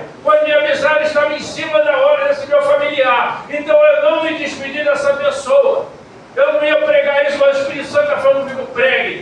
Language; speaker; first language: Portuguese; native; Portuguese